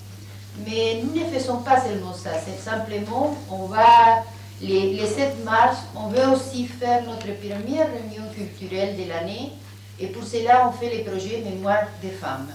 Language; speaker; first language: French; non-native, fluent; Spanish